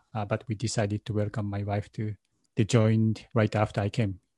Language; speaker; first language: English; non-native, learner; Japanese